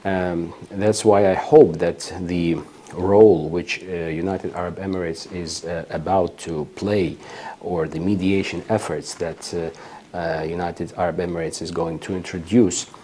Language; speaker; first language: English; non-native, fluent; Ukrainian